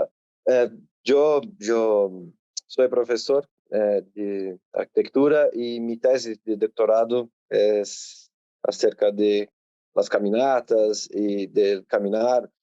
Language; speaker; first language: Spanish; non-native, learner; Portuguese